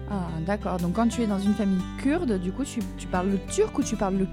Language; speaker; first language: French; native; French